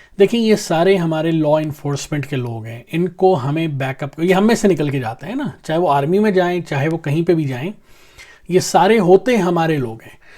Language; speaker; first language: Urdu; non-native, local second language; Punjabi